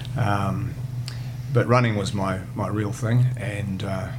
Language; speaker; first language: English; native; English